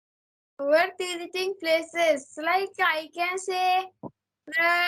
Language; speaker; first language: English; non-native, learner; Marathi